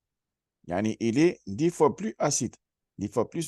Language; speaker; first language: French; non-native, fluent; Arabic